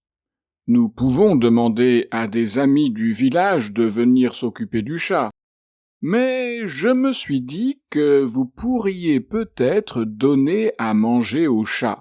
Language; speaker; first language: French; native; French